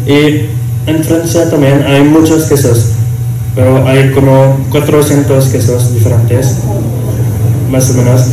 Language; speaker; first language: Spanish; non-native, learner; French